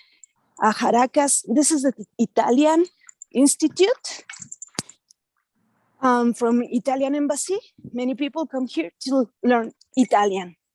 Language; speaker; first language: English; non-native, fluent; Spanish